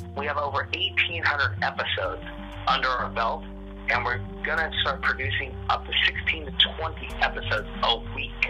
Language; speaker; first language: English; native; English